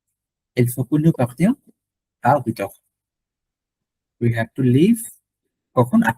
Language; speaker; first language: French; non-native, learner; Bangla